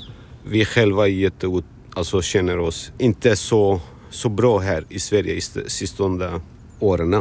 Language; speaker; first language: Swedish; non-native, fluent; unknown